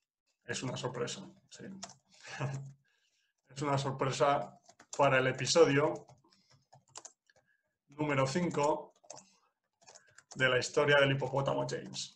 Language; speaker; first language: Spanish; non-native, fluent; English